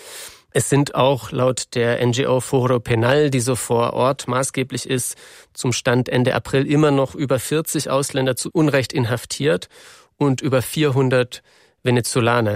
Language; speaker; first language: German; native; German